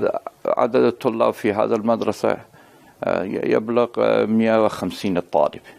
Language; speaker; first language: Arabic; non-native, learner; Persian